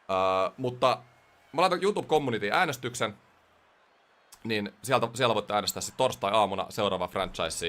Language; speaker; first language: Finnish; native; Finnish